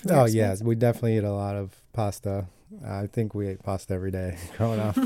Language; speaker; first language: English; non-native, fluent; Italian